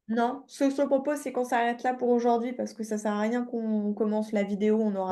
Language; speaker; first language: French; native; French